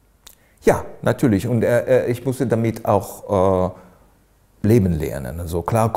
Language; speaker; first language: German; non-native, fluent; Hebrew